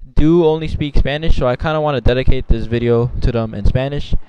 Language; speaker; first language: English; early bilingual, other home language; Spanish